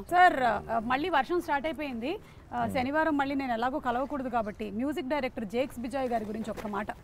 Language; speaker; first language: Telugu; native; Telugu